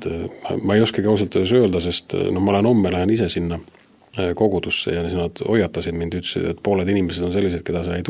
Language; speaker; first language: Estonian; native; Estonian